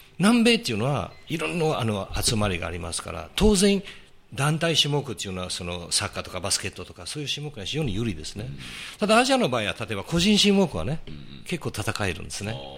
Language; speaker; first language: Japanese; early bilingual, heritage; Portuguese